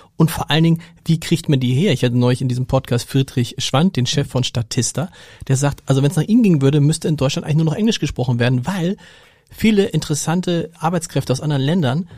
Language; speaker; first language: German; native; German